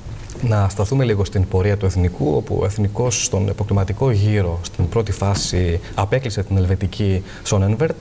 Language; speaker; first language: Greek; native; Greek